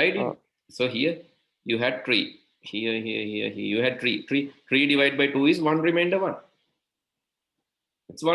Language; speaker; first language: English; non-native, local second language; Sinhala